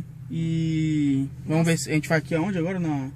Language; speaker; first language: Portuguese; native; Portuguese